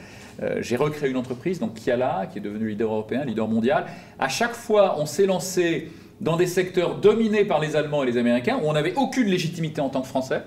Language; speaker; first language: French; native; French